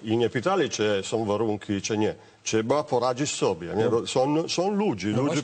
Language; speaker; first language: Polish; non-native, learner; Italian